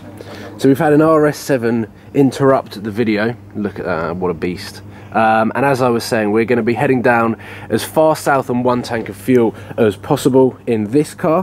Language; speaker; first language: English; native; English